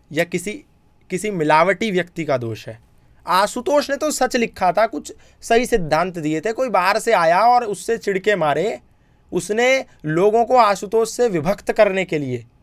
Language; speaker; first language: Hindi; native; Hindi